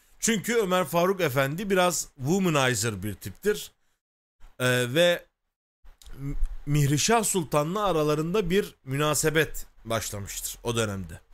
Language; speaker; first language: Turkish; native; Turkish